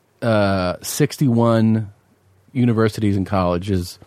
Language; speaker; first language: English; native; English